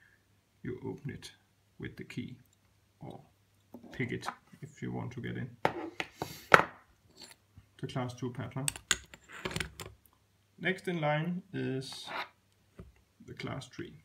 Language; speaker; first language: English; non-native, fluent; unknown